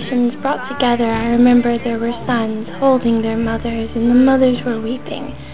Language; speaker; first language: English; native; English